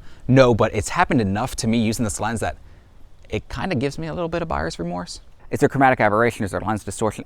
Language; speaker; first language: English; native; English